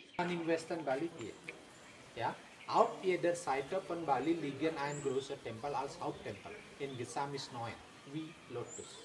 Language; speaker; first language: German; non-native, learner; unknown